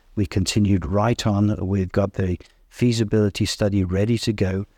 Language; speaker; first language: English; native; English